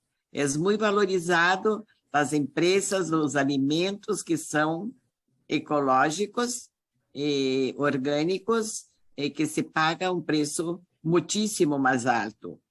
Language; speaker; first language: Spanish; non-native, learner; Portuguese